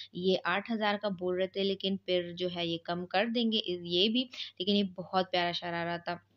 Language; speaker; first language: Urdu; native; Urdu